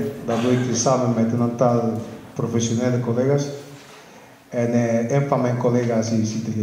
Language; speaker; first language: Dutch; non-native, fluent; Spanish